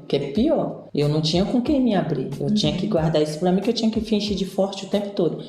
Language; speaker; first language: Portuguese; native; Portuguese